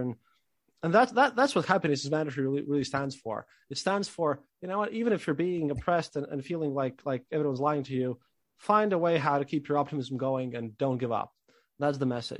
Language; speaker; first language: English; non-native, fluent; Latvian